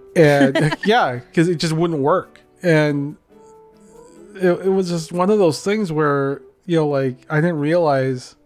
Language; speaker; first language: English; native; English